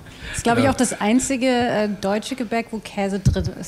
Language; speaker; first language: German; native; German